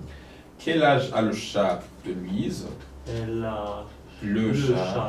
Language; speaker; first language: French; non-native, fluent; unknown